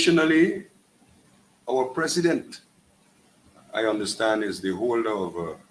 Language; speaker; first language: English; native; English